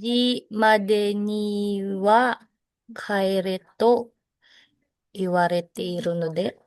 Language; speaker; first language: Japanese; non-native, learner; Filipino